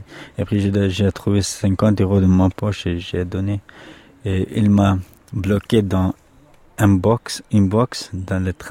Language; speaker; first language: French; non-native, learner; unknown